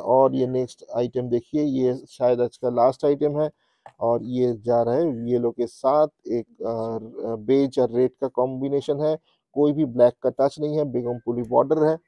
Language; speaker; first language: Hindi; non-native, local second language; Bangla